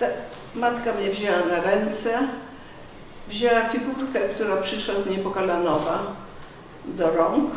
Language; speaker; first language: Polish; early bilingual, heritage; Polish